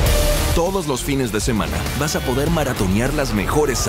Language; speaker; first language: Spanish; native; Spanish